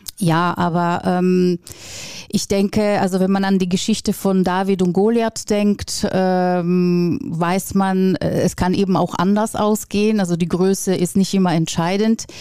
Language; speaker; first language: German; non-native, fluent; Italian